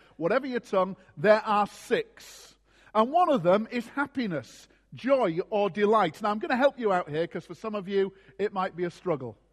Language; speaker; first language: English; native; English